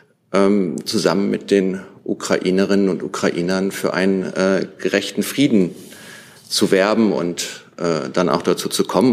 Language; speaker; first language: German; native; German